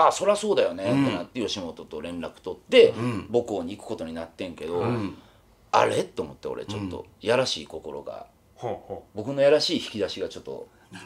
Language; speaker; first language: Japanese; native; Japanese